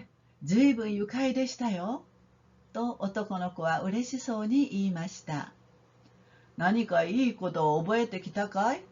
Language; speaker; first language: Japanese; non-native, fluent; Korean